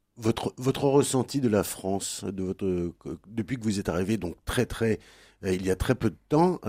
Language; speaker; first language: French; native; French